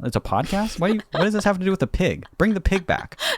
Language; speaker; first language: English; native; English